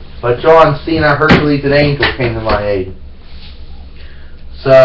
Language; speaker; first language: English; native; English